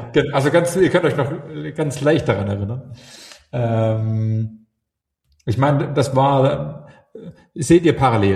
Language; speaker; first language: German; native; German